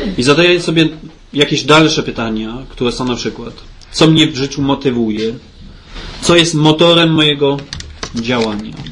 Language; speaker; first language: Polish; early bilingual, heritage; Polish